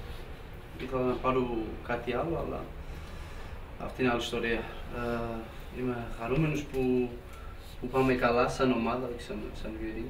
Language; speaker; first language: Greek; non-native, learner; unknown